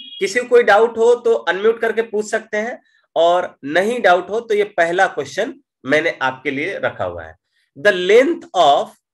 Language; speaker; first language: Hindi; native; Hindi